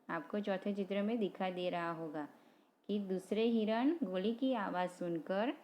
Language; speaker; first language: Hindi; non-native, local second language; Gujarati